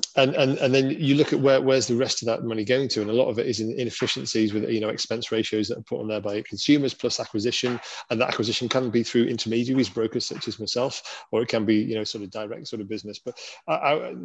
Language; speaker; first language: English; native; English